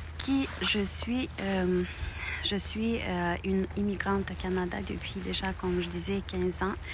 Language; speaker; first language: French; non-native, fluent; Romanian